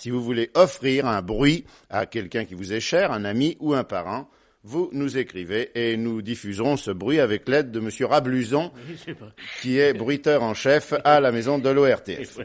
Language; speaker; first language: French; native; French